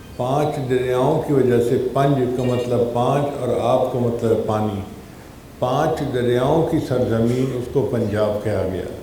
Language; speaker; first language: Urdu; non-native, local second language; Punjabi